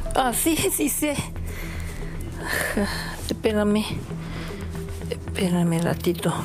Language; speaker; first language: Spanish; non-native, learner; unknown